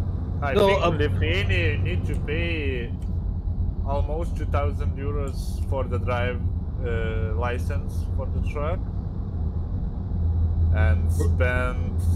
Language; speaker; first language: English; non-native, learner; Lithuanian